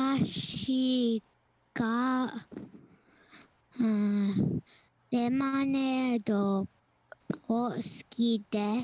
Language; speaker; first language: Japanese; non-native, learner; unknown